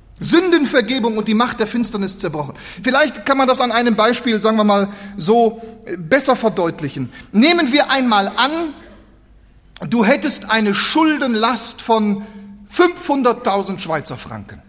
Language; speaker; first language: German; native; German